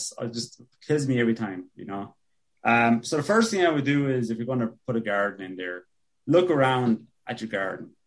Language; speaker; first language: English; native; English